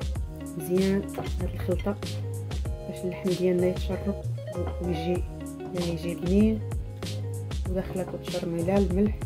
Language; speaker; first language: Arabic; native; Arabic